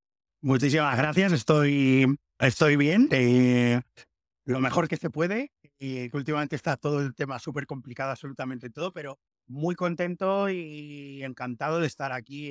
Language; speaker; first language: Spanish; native; Spanish